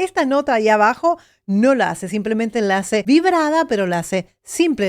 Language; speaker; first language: Spanish; native; Spanish